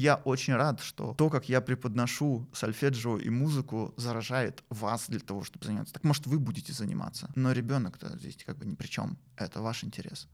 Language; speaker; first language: Russian; native; Russian